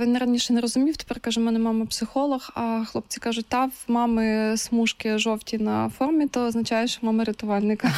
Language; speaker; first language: Ukrainian; native; Ukrainian